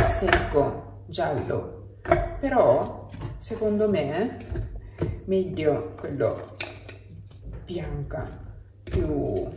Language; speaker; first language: Italian; non-native, learner; Japanese